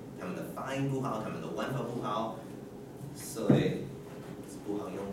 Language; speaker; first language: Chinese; non-native, learner; English